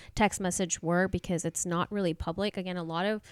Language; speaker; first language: English; non-native, local second language; Hindi